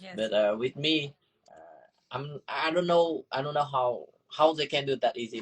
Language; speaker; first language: English; non-native, learner; Vietnamese